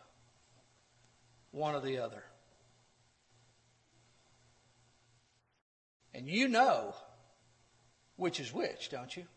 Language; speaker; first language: English; native; English